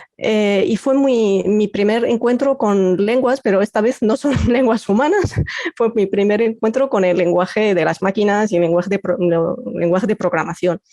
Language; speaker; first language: Spanish; non-native, fluent; Arabic